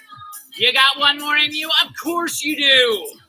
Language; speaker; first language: English; native; English